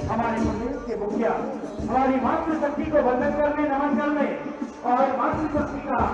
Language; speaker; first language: Hindi; native; Hindi